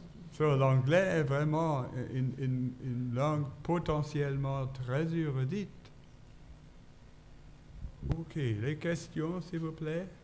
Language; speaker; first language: French; non-native, fluent; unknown